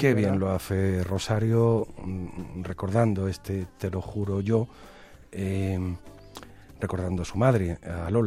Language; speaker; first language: Spanish; native; Spanish